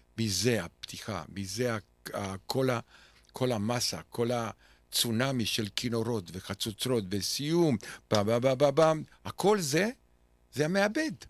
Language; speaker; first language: Hebrew; non-native, fluent; Romanian